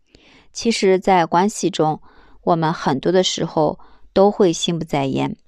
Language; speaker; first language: Chinese; native; Chinese